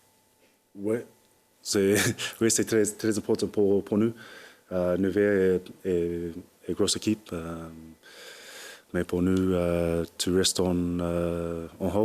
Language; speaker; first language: French; non-native, learner; English